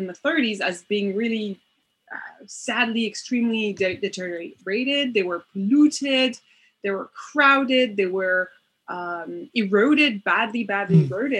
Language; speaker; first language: English; non-native, fluent; French